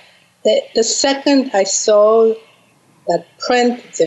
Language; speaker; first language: English; non-native, fluent; Russian